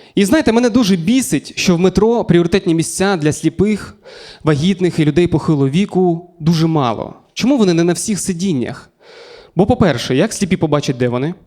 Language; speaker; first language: Ukrainian; native; Ukrainian